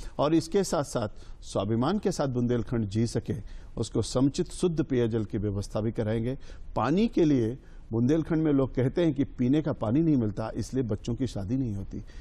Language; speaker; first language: Hindi; native; Hindi